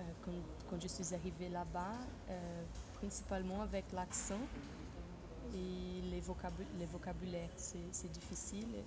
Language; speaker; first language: French; non-native, fluent; Portuguese